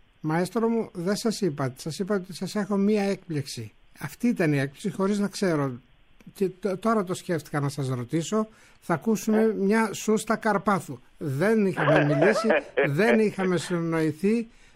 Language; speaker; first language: Greek; native; Greek